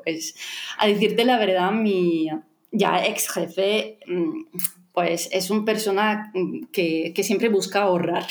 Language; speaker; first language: Spanish; non-native, fluent; Russian